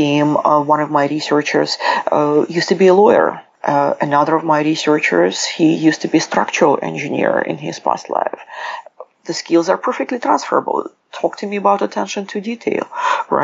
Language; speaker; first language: English; non-native, fluent; Russian